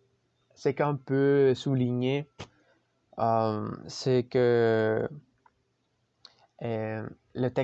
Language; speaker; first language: French; non-native, learner; Spanish